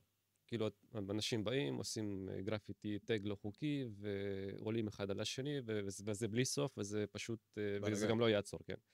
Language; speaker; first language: Hebrew; native; Hebrew